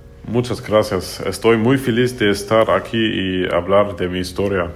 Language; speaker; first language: Spanish; non-native, learner; German